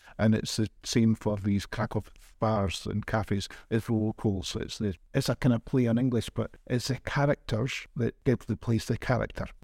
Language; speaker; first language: English; native; English